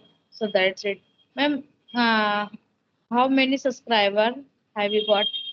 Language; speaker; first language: English; non-native, local second language; Hindi